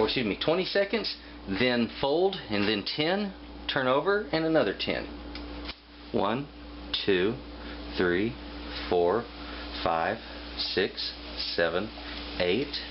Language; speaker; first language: English; native; English